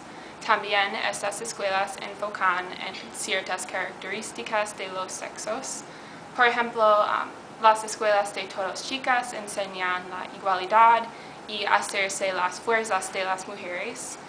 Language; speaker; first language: Spanish; non-native, learner; English